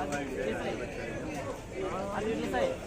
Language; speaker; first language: Hindi; non-native, learner; Tibetan